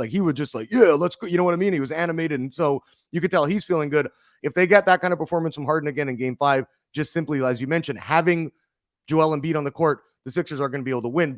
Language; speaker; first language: English; native; English